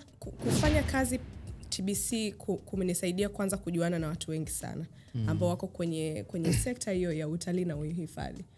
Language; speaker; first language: Swahili; native; Swahili